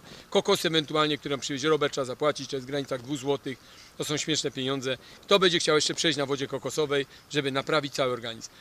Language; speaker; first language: Polish; native; Polish